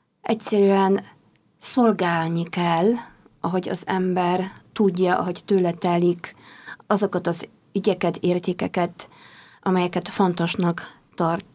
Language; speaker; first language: Hungarian; non-native, fluent; Polish